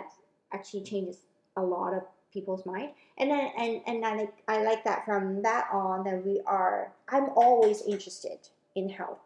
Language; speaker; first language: English; non-native, local second language; Cantonese